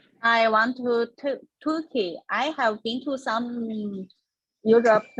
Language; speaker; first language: English; non-native, learner; Chinese